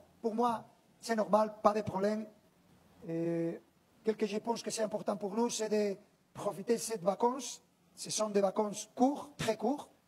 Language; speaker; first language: French; non-native, learner; Spanish